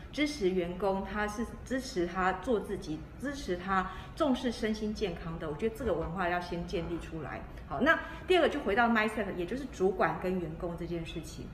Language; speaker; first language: Chinese; native; Chinese